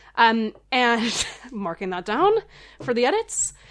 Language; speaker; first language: English; native; English